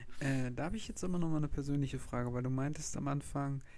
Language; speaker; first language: German; native; German